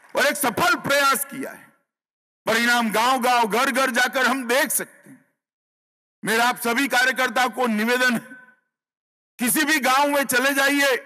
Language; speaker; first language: Hindi; non-native, local second language; Gujarati